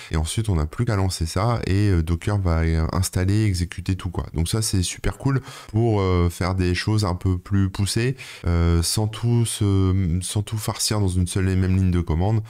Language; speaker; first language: French; native; French